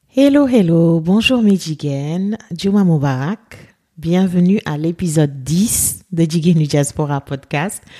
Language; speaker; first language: French; non-native, local second language; Wolof